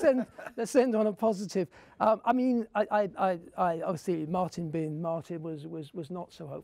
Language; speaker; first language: English; native; English